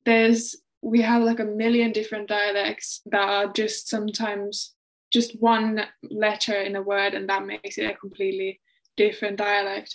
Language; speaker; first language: English; non-native, fluent; Finnish